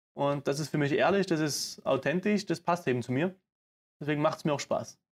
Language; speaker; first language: German; native; German